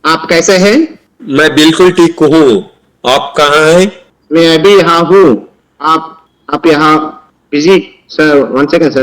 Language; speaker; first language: Hindi; non-native, learner; Telugu